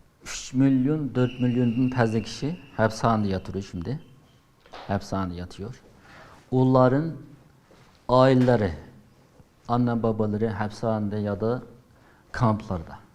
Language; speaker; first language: Turkish; non-native, learner; Uyghur